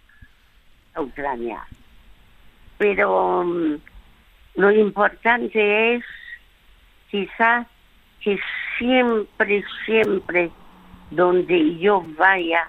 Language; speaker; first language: Spanish; native; Spanish